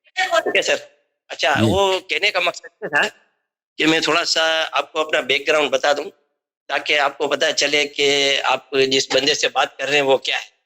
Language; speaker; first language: Urdu; non-native, local second language; Memoni